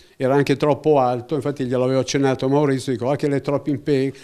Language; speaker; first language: Italian; native; Italian